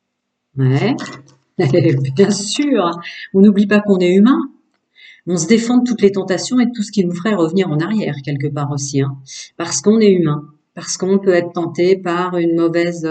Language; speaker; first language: French; native; French